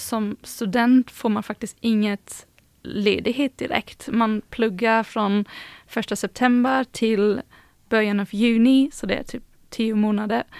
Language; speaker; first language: Swedish; non-native, fluent; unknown